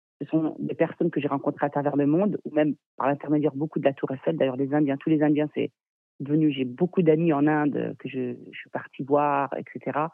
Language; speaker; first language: French; native; French